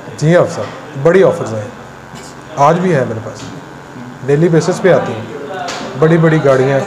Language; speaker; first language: Urdu; non-native, local second language; Punjabi